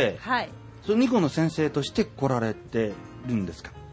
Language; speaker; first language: Japanese; native; Japanese